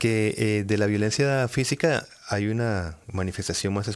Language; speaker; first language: Spanish; native; Spanish